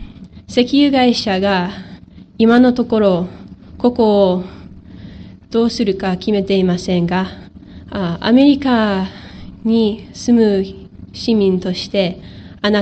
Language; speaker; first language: Japanese; non-native, learner; English